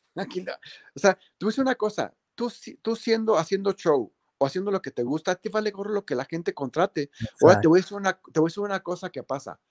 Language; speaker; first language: Spanish; native; Spanish